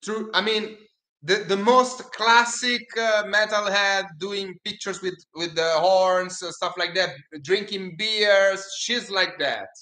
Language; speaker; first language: English; non-native, fluent; Italian